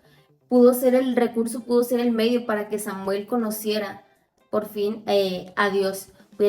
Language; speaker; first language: Spanish; native; Spanish